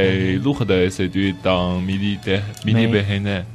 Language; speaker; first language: French; non-native, learner; Chinese